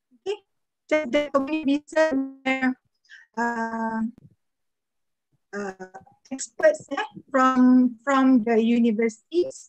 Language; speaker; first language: English; non-native, fluent; Malay